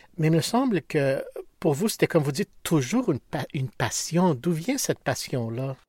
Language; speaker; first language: French; native; French